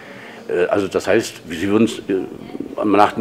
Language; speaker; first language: German; native; German